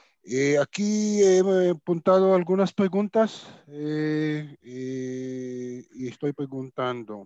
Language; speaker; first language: Spanish; non-native, fluent; Hebrew